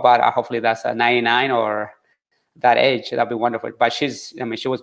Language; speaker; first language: English; early bilingual, other home language; Tigrinya